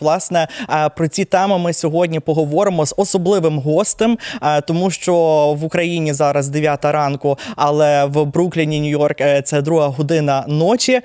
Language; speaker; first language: Ukrainian; native; Ukrainian